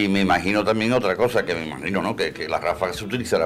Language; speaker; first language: Spanish; native; Spanish